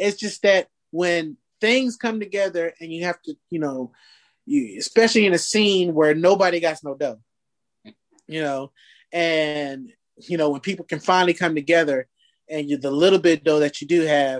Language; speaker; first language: English; native; English